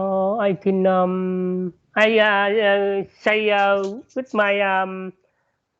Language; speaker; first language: English; non-native, learner; Vietnamese